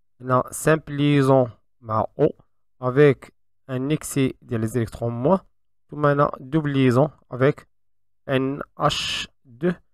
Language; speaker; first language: French; non-native, local second language; Arabic